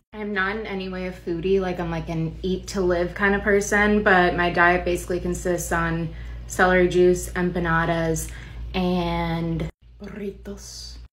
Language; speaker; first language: English; native; English